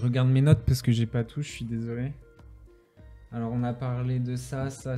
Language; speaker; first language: French; native; French